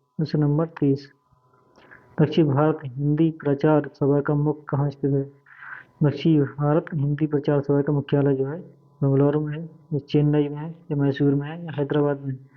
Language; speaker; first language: Hindi; native; Hindi